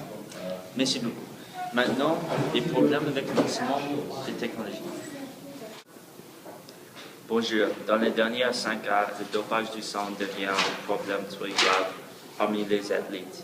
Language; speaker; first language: French; non-native, learner; English